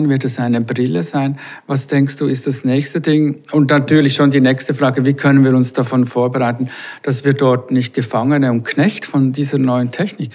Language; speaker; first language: German; native; German